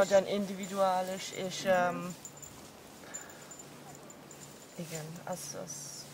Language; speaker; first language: Hungarian; non-native, learner; German